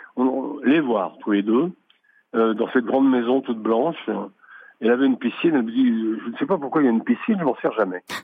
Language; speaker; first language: French; native; French